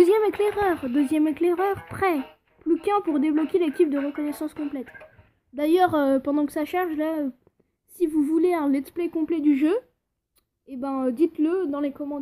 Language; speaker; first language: French; native; French